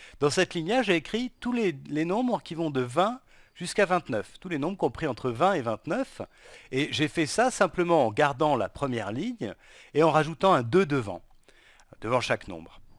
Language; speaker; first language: French; native; French